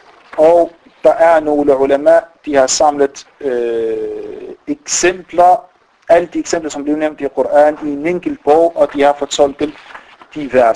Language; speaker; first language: Danish; non-native, fluent; Arabic